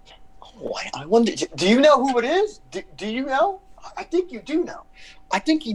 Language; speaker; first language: English; native; English